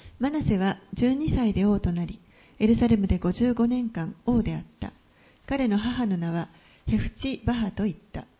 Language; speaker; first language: Japanese; native; Japanese